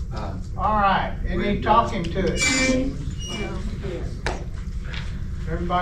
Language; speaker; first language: English; native; English